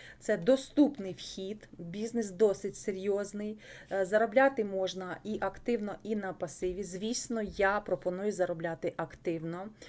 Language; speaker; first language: Ukrainian; non-native, local second language; Russian